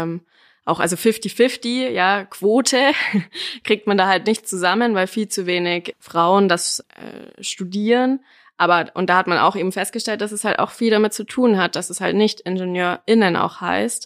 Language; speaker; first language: German; native; German